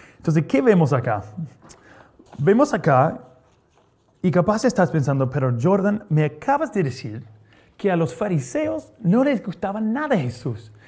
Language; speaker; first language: Spanish; non-native, fluent; English